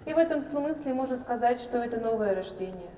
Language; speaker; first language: Russian; native; Russian